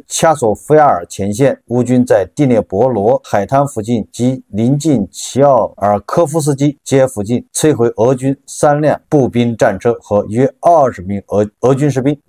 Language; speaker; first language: Chinese; native; Chinese